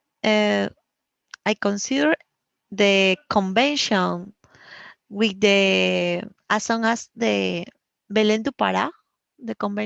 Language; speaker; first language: English; non-native, learner; Spanish